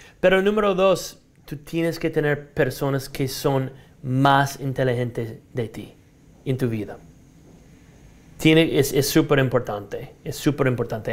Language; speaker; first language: Spanish; non-native, fluent; English